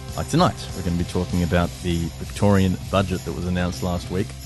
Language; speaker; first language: English; early bilingual, other home language; Greek